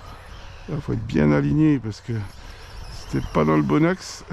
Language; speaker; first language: French; native; French